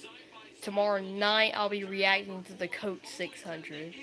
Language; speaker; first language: English; native; English